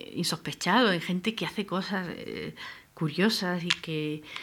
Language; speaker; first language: Spanish; native; Spanish